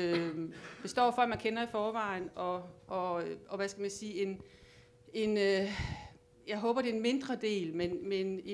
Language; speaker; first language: Danish; native; Danish